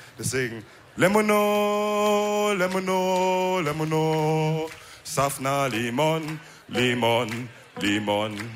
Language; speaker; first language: German; early bilingual, other home language; Wolof